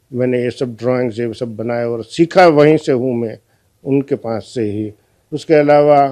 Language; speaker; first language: Hindi; non-native, local second language; Gujarati